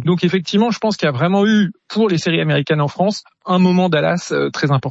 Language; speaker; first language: French; native; French